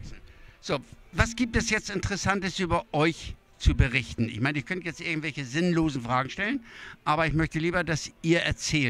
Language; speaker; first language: German; native; German